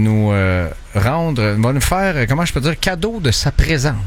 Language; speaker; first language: French; native; French